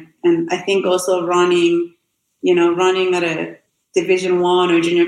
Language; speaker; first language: English; non-native, fluent; Rundi